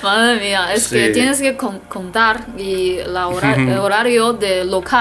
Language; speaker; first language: Spanish; non-native, fluent; Chinese